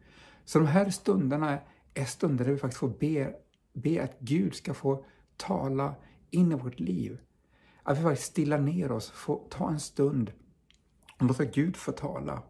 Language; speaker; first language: Swedish; native; Swedish